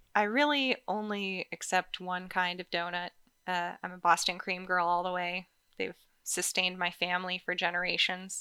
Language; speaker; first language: English; native; English